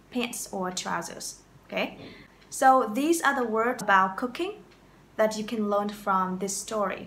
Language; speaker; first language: English; non-native, fluent; Vietnamese